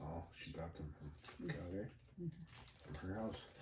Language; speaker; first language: English; native; English